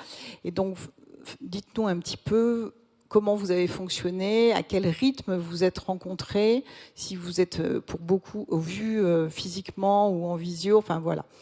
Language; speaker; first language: French; native; French